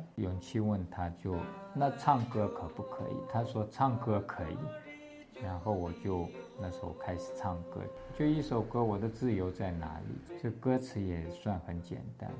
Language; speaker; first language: Chinese; non-native, local second language; Tibetan